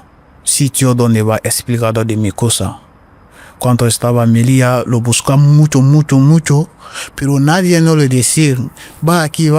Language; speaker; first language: Spanish; non-native, learner; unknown